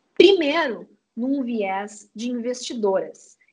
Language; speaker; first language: Portuguese; native; Portuguese